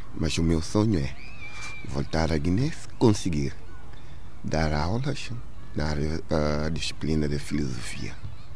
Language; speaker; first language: Portuguese; non-native, local second language; Upper Guinea Crioulo